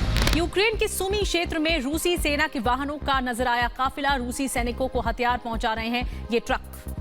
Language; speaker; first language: Hindi; native; Hindi